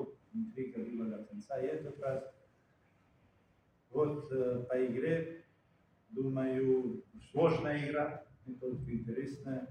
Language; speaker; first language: Russian; non-native, fluent; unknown